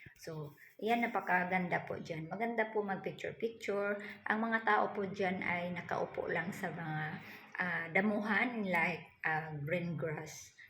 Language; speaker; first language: Filipino; non-native, local second language; Cebuano